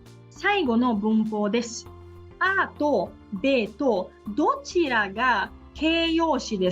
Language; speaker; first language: Japanese; non-native, fluent; Portuguese